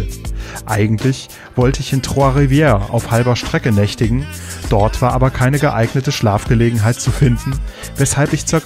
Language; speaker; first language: German; native; German